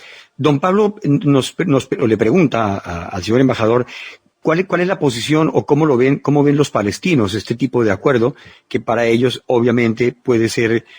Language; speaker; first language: Spanish; native; Spanish